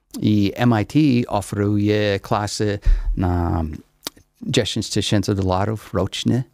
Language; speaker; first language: Polish; non-native, learner; English